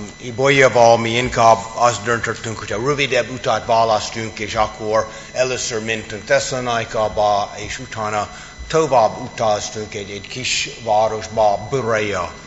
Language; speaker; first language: Hungarian; non-native, fluent; English